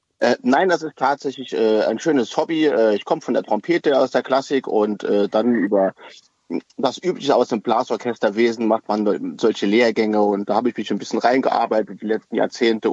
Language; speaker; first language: German; native; German